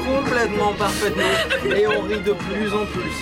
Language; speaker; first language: French; native; French